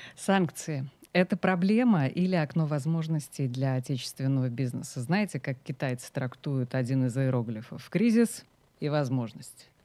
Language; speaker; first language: Russian; native; Russian